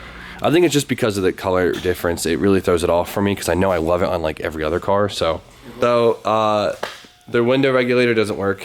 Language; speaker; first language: English; native; English